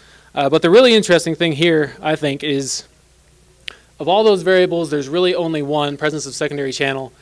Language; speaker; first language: English; native; English